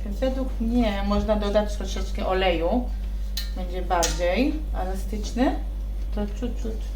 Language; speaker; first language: Polish; non-native, learner; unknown